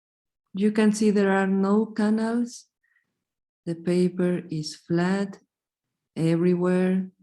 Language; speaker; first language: English; non-native, fluent; Spanish